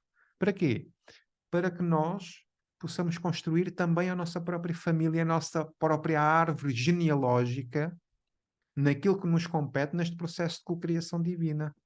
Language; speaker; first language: Portuguese; native; Portuguese